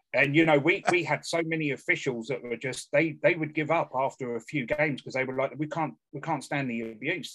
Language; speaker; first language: English; native; English